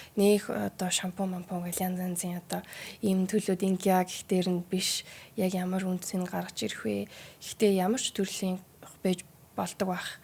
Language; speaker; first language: Mongolian; early bilingual, heritage; Mongolian